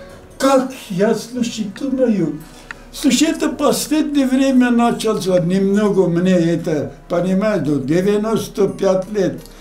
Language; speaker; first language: Russian; non-native, local second language; Abkhazian